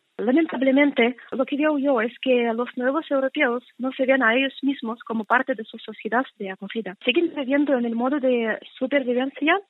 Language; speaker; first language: Spanish; non-native, fluent; Russian